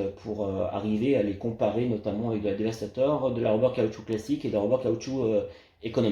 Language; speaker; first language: French; native; French